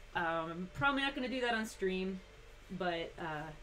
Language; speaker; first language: English; native; English